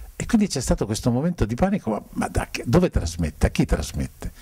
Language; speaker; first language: Italian; native; Italian